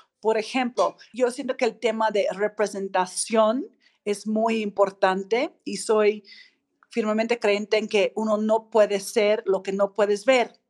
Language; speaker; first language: Spanish; non-native, fluent; English